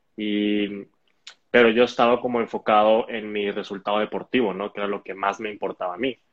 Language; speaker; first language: Spanish; native; Spanish